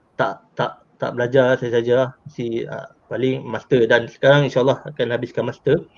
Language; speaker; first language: Malay; native; Malay